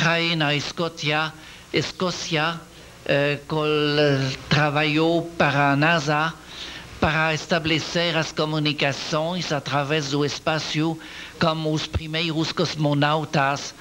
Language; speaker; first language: Portuguese; non-native, learner; French